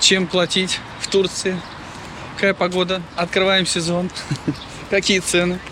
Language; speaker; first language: Russian; native; Russian